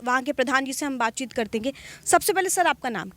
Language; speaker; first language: Hindi; native; Hindi